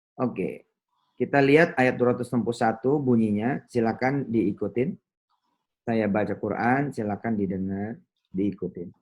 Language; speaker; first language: Indonesian; native; Indonesian